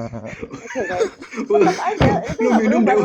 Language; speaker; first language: Indonesian; native; Indonesian